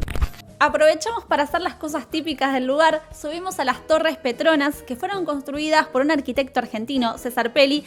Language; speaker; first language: Spanish; native; Spanish